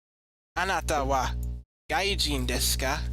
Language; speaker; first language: Japanese; non-native, learner; English